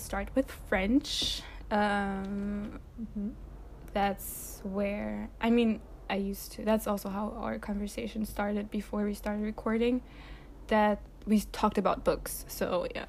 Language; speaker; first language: English; non-native, local second language; French